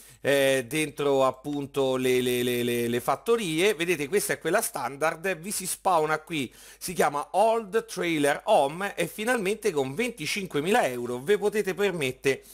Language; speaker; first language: Italian; native; Italian